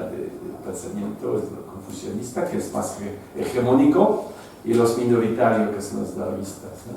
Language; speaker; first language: Spanish; non-native, fluent; French